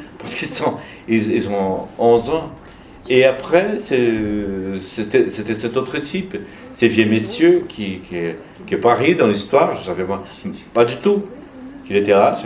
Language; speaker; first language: French; non-native, learner; Portuguese